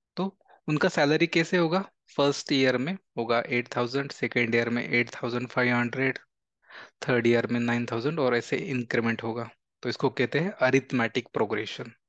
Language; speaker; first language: Hindi; non-native, local second language; Marathi